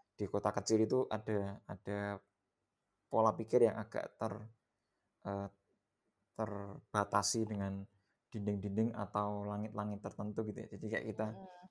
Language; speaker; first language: Indonesian; native; Indonesian